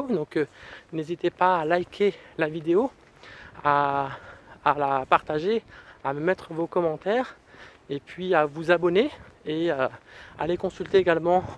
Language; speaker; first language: French; native; French